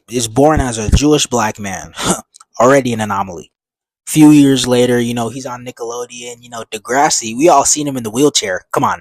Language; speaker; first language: English; native; English